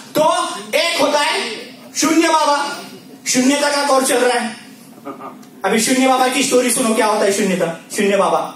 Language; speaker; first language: Hindi; non-native, local second language; Marathi